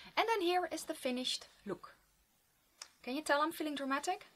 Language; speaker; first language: English; non-native, fluent; Dutch